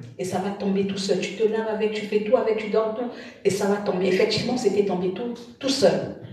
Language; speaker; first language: French; non-native, local second language; Lingala